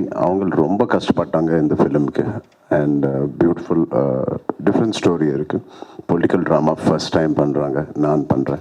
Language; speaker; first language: Tamil; non-native, local second language; Telugu